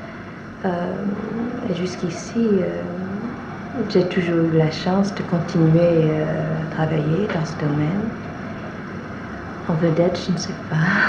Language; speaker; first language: French; non-native, fluent; English